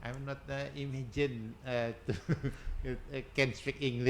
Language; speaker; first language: English; non-native, learner; Indonesian